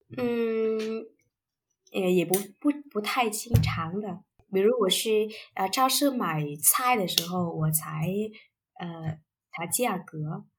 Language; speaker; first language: Chinese; non-native, fluent; Vietnamese